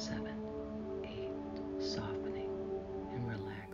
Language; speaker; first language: English; native; English